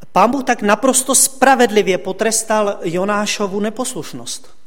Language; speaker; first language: Czech; native; Czech